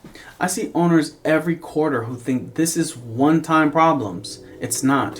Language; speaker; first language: English; native; English